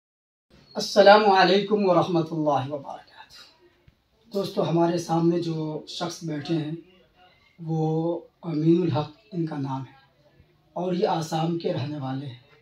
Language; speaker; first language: Hindi; native; Hindi